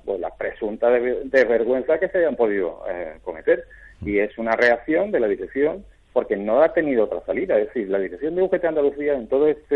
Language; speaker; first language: Spanish; native; Spanish